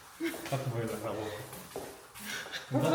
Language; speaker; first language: Russian; non-native, learner; Korean